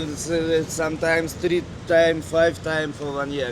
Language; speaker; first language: English; non-native, learner; Russian